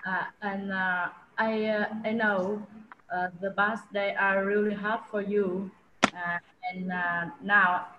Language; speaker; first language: English; non-native, learner; Vietnamese